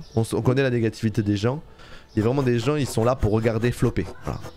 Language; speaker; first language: French; native; French